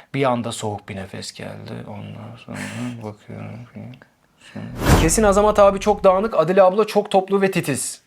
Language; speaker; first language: Turkish; non-native, fluent; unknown